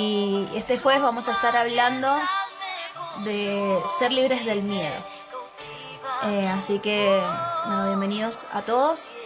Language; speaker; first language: Spanish; native; Spanish